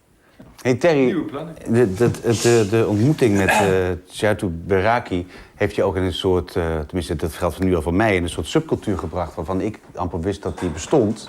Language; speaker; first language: Dutch; native; Dutch